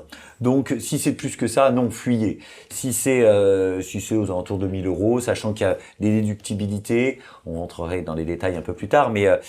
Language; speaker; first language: French; native; French